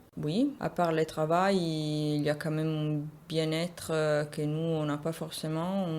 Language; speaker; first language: French; non-native, fluent; Italian